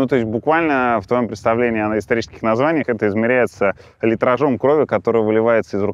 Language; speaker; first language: Russian; native; Russian